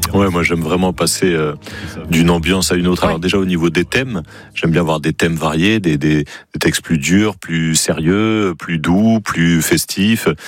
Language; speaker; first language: French; native; French